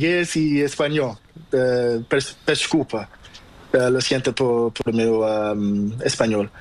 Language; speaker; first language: Spanish; non-native, learner; Portuguese